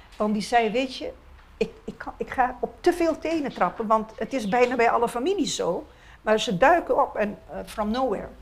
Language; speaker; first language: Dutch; non-native, local second language; Papiamento